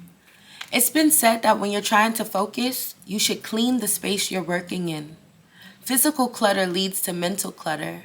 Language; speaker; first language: English; native; English